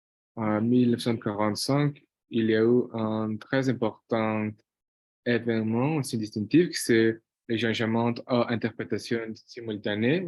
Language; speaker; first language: French; non-native, fluent; Portuguese